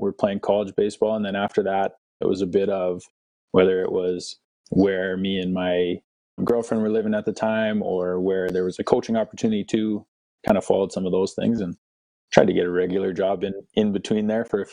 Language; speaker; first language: English; native; English